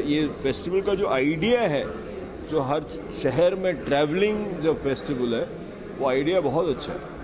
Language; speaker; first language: Hindi; native; Hindi